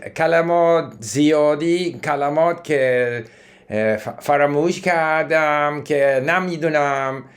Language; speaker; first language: Persian; non-native, learner; English